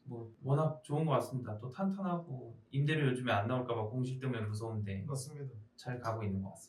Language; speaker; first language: Korean; native; Korean